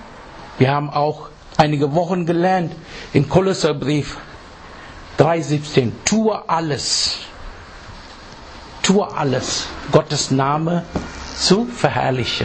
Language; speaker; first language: German; non-native, learner; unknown